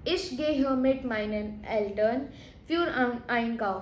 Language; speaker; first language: German; non-native, learner; Hindi